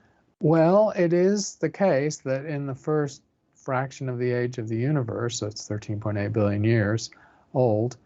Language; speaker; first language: English; native; English